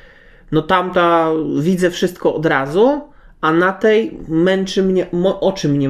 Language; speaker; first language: Polish; native; Polish